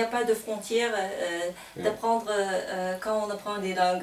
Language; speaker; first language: French; non-native, fluent; Kazakh